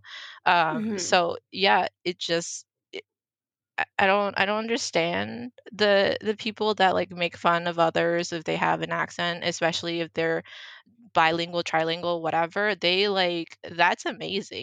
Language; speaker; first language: English; early bilingual, other home language; Chinese